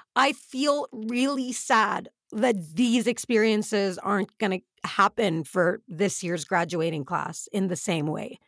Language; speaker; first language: English; early bilingual, other home language; Arabic